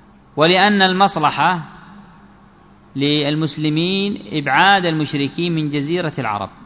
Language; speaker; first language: Arabic; native; Arabic